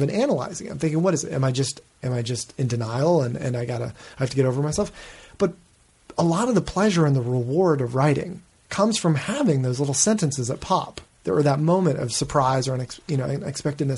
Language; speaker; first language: English; native; English